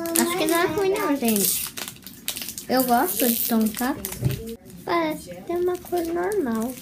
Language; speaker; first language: Portuguese; early bilingual, heritage; Portuguese